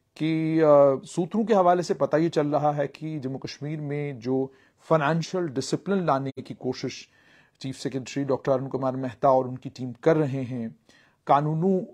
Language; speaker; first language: Hindi; non-native, local second language; Kashmiri